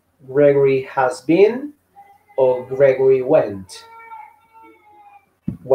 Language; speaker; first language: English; non-native, fluent; Spanish